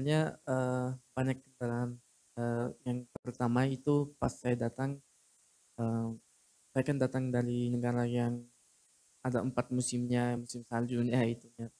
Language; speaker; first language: Indonesian; non-native, fluent; Uzbek